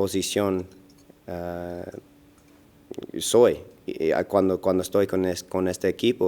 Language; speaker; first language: Spanish; early bilingual, heritage; Spanish